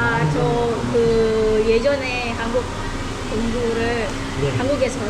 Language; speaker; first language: Korean; non-native, learner; Indonesian